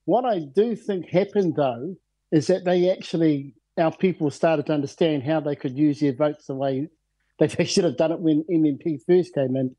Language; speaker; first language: English; native; English